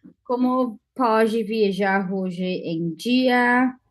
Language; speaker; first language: Portuguese; non-native, fluent; English